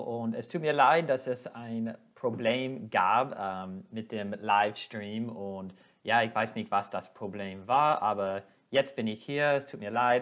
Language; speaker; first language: German; non-native, fluent; English